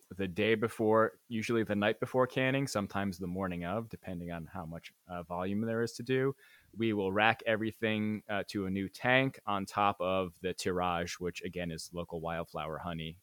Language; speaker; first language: English; native; English